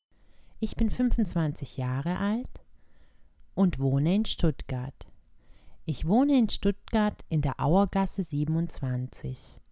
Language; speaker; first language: German; non-native, fluent; Croatian